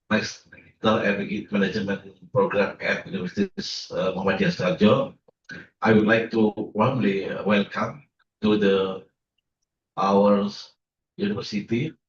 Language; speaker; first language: English; non-native, learner; Indonesian